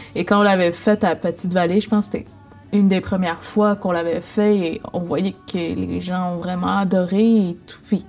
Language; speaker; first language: French; native; French